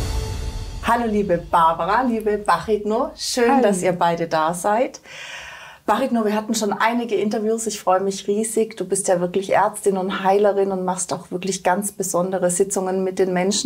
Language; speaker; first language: German; native; German